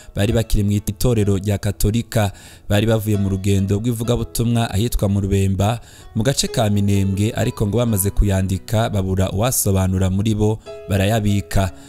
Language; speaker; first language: Kinyarwanda; native; Kinyarwanda